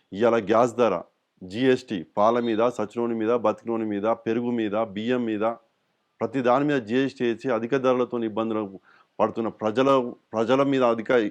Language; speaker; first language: Telugu; native; Telugu